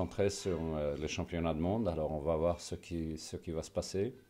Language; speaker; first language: French; non-native, fluent; Swedish